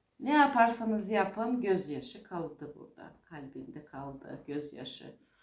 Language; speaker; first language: Turkish; non-native, fluent; Russian